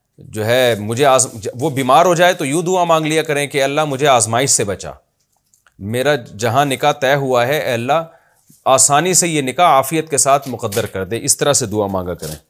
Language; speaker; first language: Urdu; native; Urdu